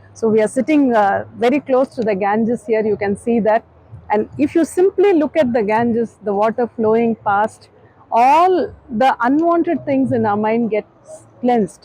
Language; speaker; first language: English; non-native, local second language; Tamil